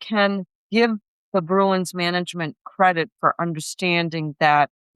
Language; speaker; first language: English; native; English